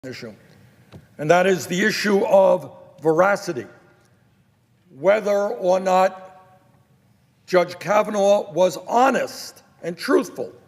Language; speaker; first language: English; native; English